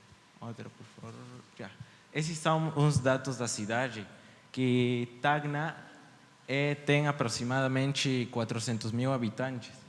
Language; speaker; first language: Portuguese; early bilingual, heritage; Portuguese